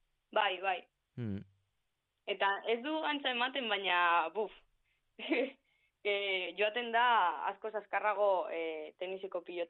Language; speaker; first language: Basque; non-native, local second language; Spanish